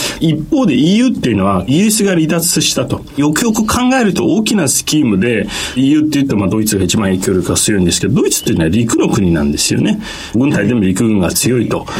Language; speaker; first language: Japanese; non-native, fluent; Turkish